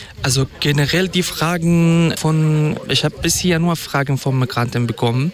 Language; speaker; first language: German; non-native, fluent; Kurdish